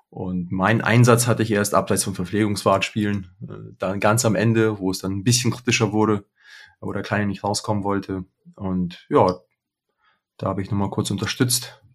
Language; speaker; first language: German; early bilingual, other home language; Russian